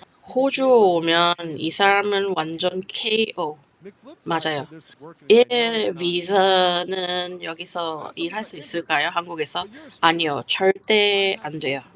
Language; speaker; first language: Korean; non-native, fluent; English